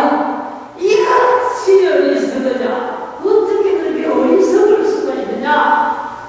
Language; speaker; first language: Korean; native; Korean